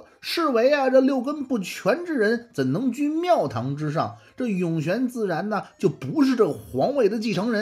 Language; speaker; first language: Chinese; native; Chinese